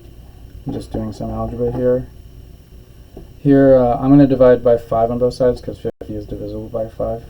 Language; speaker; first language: English; native; English